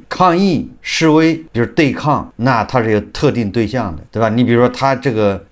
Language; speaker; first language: Chinese; native; Chinese